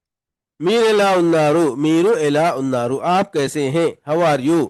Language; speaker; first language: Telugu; non-native, local second language; Urdu